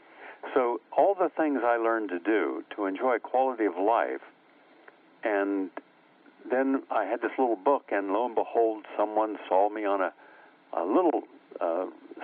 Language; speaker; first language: English; native; English